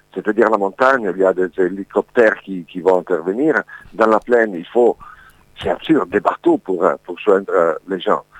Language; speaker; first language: French; non-native, fluent; Italian